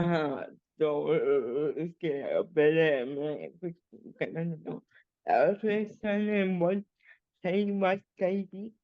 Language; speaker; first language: Hindi; early bilingual, heritage; Hindi